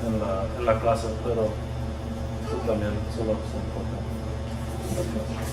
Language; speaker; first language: Spanish; early bilingual, heritage; Spanish